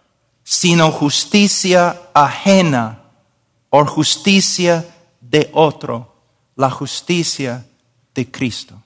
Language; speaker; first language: Spanish; non-native, fluent; English